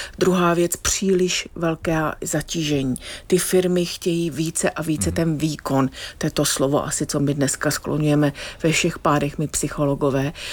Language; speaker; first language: Czech; non-native, fluent; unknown